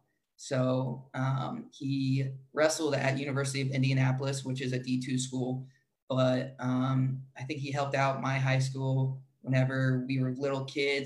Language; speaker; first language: English; native; English